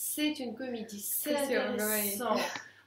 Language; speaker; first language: French; non-native, fluent; Russian